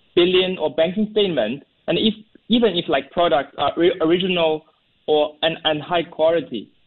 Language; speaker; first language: English; non-native, fluent; Chinese